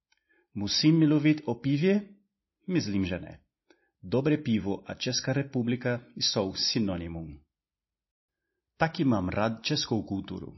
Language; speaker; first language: Czech; non-native, learner; Portuguese